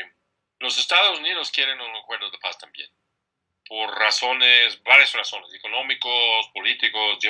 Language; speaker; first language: Spanish; non-native, fluent; English